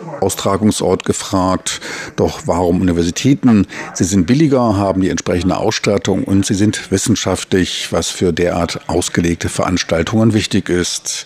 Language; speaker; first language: German; native; German